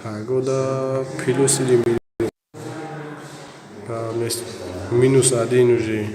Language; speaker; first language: Russian; non-native, learner; Tajik